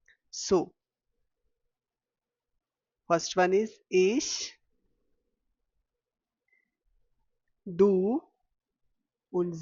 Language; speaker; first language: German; non-native, fluent; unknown